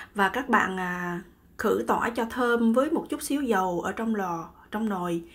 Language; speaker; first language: Vietnamese; native; Vietnamese